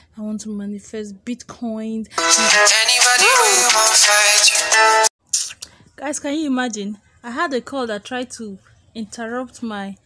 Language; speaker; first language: English; non-native, local second language; Igbo